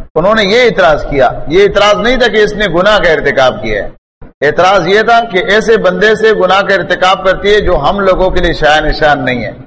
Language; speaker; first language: Urdu; non-native, local second language; Pashto